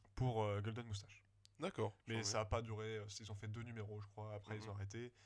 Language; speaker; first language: French; native; French